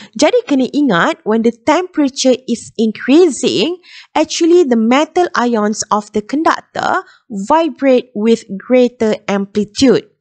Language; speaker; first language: English; non-native, local second language; Malay